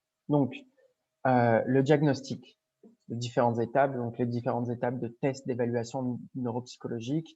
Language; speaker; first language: French; native; French